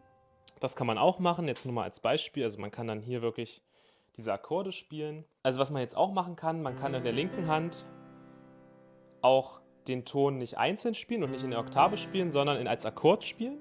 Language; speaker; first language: German; native; German